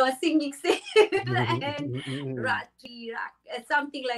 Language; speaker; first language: English; non-native, learner; Tibetan